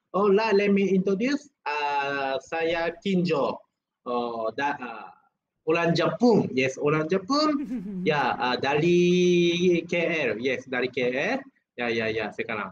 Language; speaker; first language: Malay; non-native, learner; Japanese